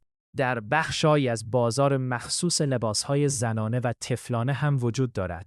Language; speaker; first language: Persian; native; Persian